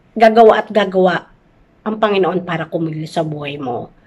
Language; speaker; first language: Filipino; native; Filipino